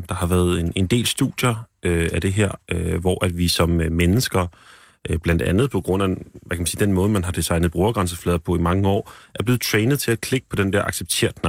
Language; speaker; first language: Danish; native; Danish